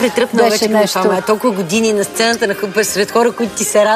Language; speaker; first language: Bulgarian; native; Bulgarian